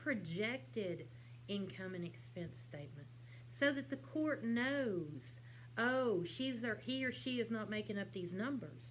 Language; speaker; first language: English; native; English